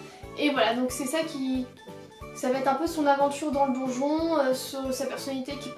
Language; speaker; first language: French; native; French